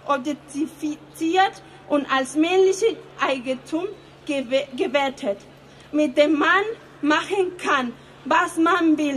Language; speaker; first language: German; non-native, fluent; Spanish